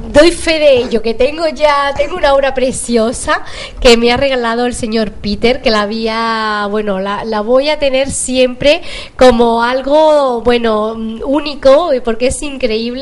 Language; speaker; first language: Spanish; native; Spanish